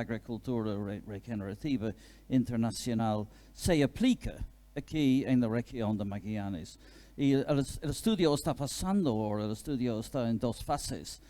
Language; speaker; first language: Spanish; non-native, fluent; English